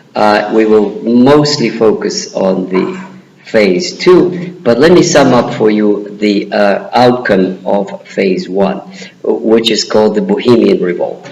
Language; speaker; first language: English; non-native, fluent; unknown